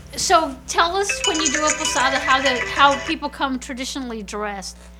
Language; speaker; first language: English; early bilingual, other home language; Spanish